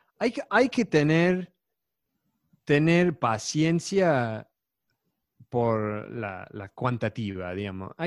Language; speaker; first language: Spanish; non-native, fluent; English